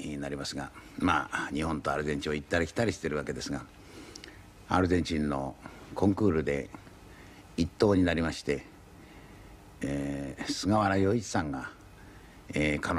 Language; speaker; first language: Japanese; native; Japanese